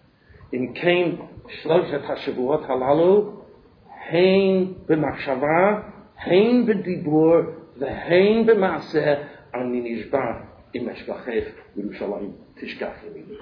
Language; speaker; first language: Hebrew; non-native, fluent; English